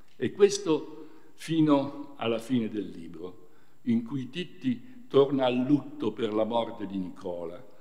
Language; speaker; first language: Italian; native; Italian